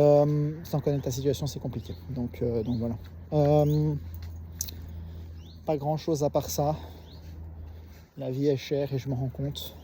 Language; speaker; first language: French; native; French